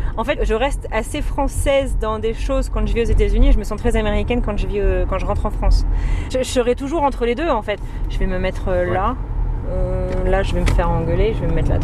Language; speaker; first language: French; native; French